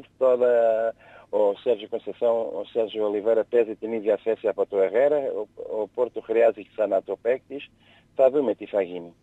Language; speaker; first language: Greek; non-native, learner; Portuguese